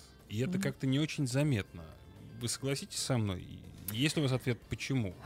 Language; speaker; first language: Russian; native; Russian